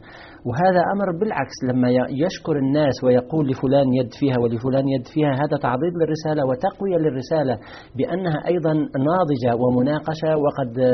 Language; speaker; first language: Arabic; native; Arabic